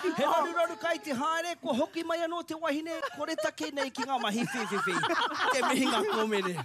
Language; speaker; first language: Māori; non-native, local second language; English